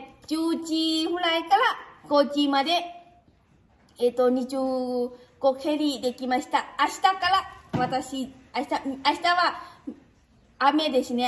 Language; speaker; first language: Japanese; non-native, learner; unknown